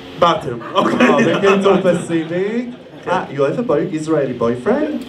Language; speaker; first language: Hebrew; native; Hebrew